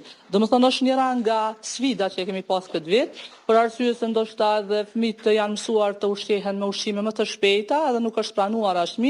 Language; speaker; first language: Albanian; native; Albanian